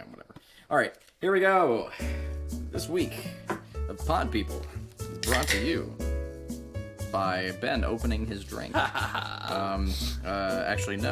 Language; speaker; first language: English; native; English